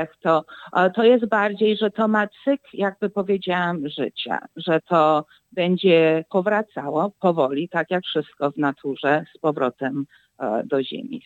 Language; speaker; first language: Polish; early bilingual, heritage; Polish